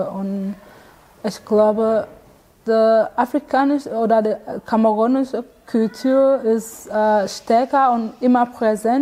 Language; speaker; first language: German; non-native, fluent; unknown